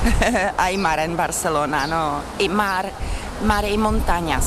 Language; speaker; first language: Spanish; non-native, fluent; Czech